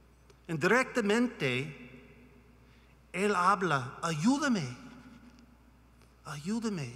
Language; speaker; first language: Spanish; non-native, learner; English